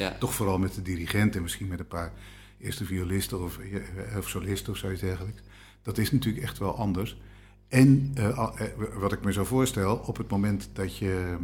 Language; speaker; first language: Dutch; native; Dutch